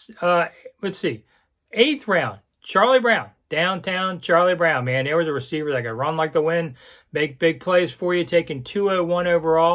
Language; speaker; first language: English; native; English